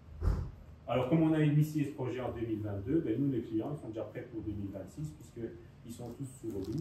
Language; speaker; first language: French; native; French